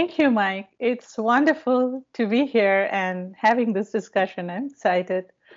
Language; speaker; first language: English; non-native, local second language; Bangla